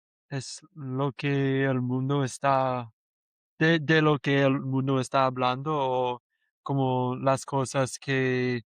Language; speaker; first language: Spanish; non-native, learner; English